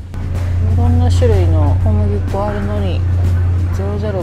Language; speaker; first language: Japanese; native; Japanese